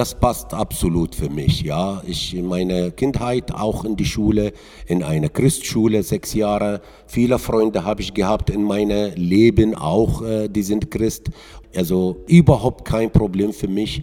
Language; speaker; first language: German; non-native, learner; Arabic